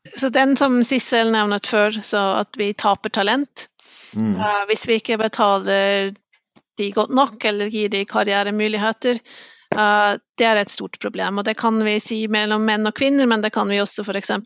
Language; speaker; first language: Norwegian; non-native, fluent; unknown